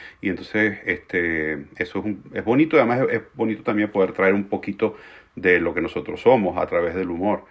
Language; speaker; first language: Spanish; native; Spanish